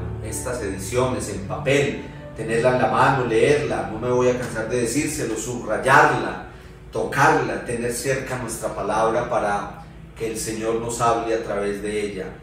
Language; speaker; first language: Spanish; native; Spanish